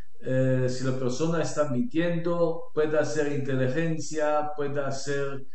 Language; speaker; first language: Spanish; non-native, learner; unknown